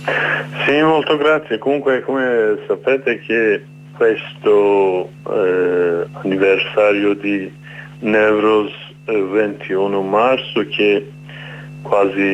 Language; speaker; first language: Italian; non-native, learner; Kurdish